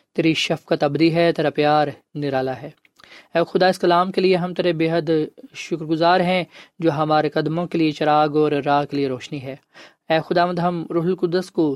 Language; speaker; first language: Urdu; non-native, local second language; Punjabi